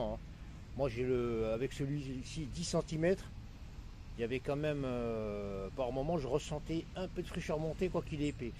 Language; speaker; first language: French; non-native, local second language; Arabic